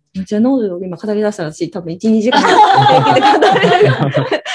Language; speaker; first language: Japanese; native; Japanese